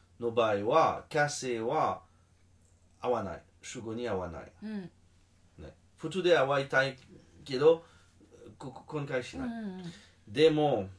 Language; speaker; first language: Japanese; non-native, learner; French